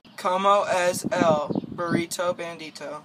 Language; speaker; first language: Spanish; non-native, learner; English